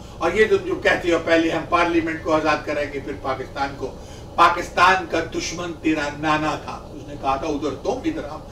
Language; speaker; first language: Urdu; native; Urdu